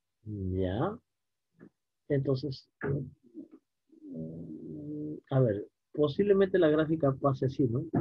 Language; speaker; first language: Spanish; native; Spanish